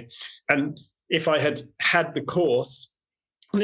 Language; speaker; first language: English; native; English